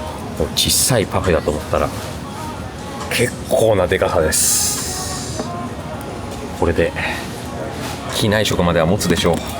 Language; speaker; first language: Japanese; native; Japanese